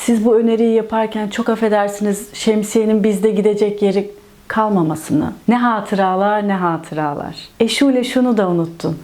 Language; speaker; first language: Turkish; native; Turkish